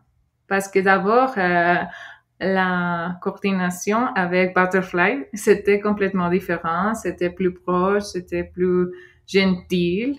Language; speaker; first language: French; non-native, fluent; Spanish